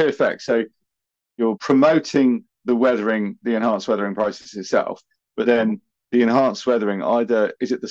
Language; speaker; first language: English; native; English